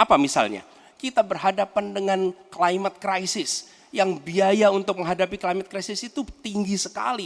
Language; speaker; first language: Indonesian; native; Indonesian